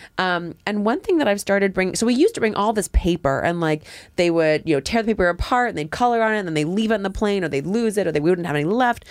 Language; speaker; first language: English; native; English